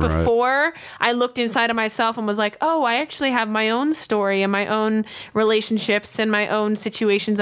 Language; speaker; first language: English; native; English